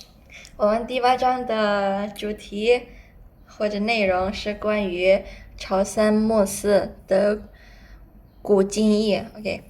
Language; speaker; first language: Chinese; non-native, fluent; Indonesian